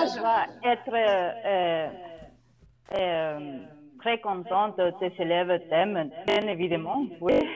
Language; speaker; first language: French; non-native, learner; Spanish